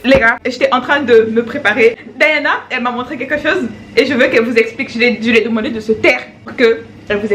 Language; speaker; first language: French; native; French